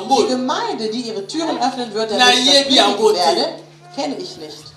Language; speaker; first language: German; non-native, fluent; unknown